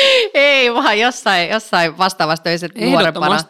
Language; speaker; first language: Finnish; native; Finnish